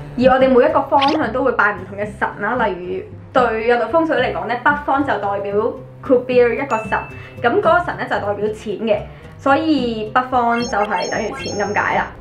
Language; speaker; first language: Cantonese; early bilingual, other home language; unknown